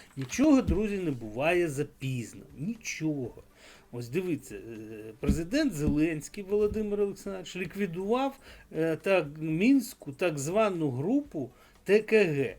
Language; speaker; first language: Ukrainian; non-native, local second language; Russian